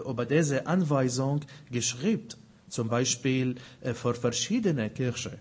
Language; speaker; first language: German; non-native, fluent; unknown